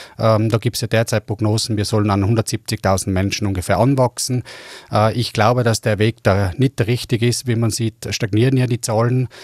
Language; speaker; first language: German; native; German